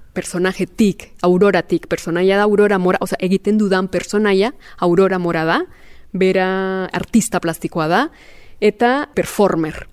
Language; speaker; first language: Basque; non-native, fluent; Spanish